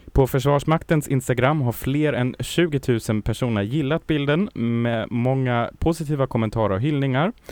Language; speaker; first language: Swedish; non-native, fluent; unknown